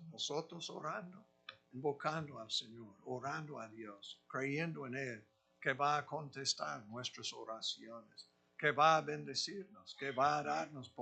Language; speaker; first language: Spanish; non-native, fluent; English